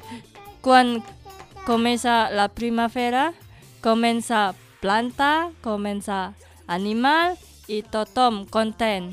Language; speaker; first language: Catalan; non-native, learner; Indonesian